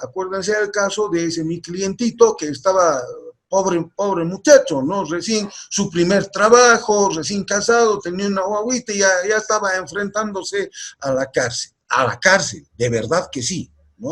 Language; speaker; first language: Spanish; native; Spanish